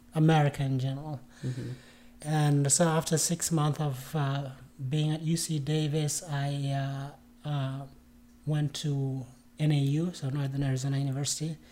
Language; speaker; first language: English; non-native, fluent; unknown